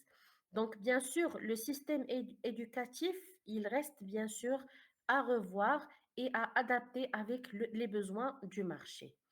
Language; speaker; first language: French; non-native, fluent; Arabic